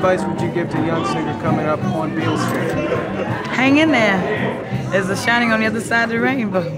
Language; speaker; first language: English; native; English